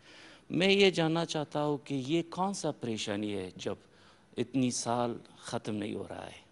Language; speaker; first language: Hindi; non-native, fluent; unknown